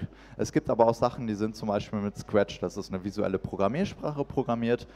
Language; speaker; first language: German; native; German